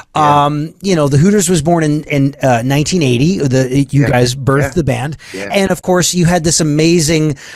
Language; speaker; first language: English; native; English